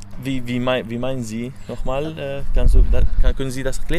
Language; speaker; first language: German; non-native, learner; Arabic